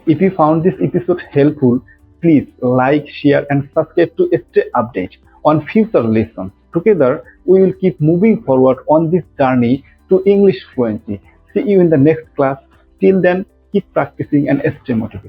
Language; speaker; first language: English; non-native, local second language; Bangla